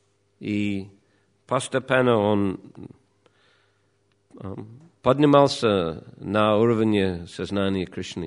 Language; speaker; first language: Russian; non-native, fluent; English